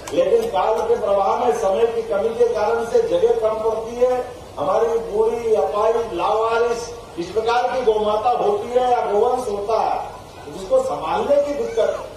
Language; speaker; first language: Hindi; native; Hindi